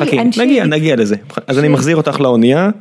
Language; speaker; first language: Hebrew; native; Hebrew